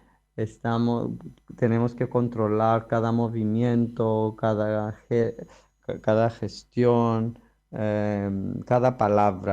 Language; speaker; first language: Spanish; non-native, fluent; Greek